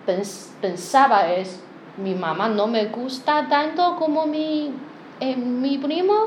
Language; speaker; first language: Spanish; non-native, learner; Chinese